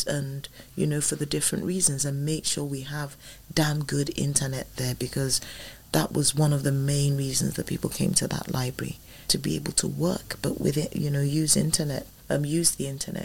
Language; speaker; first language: English; non-native, local second language; Yoruba